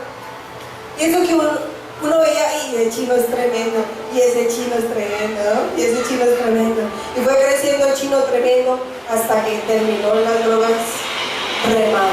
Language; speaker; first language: Spanish; native; Spanish